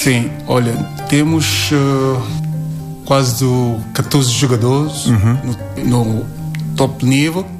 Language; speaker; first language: Portuguese; non-native, learner; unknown